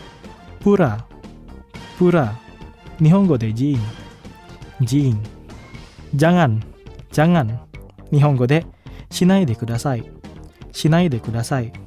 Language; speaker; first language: Japanese; non-native, fluent; Indonesian